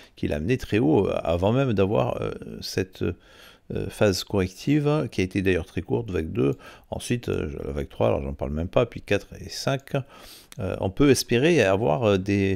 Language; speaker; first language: French; native; French